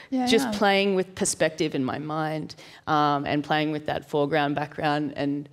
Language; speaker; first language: English; native; English